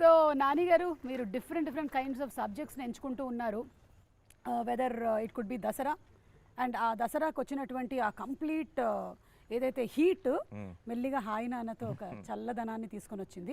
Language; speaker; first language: Telugu; native; Telugu